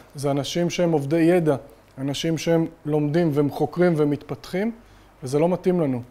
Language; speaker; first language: Hebrew; native; Hebrew